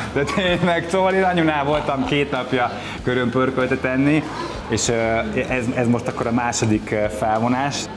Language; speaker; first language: Hungarian; native; Hungarian